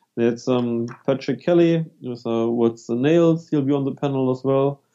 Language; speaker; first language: English; non-native, fluent; German